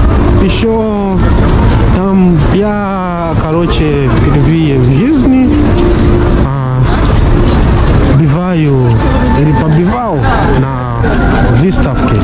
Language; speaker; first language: Russian; non-native, fluent; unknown